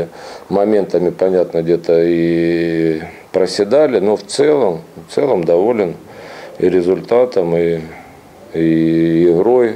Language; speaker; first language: Russian; native; Russian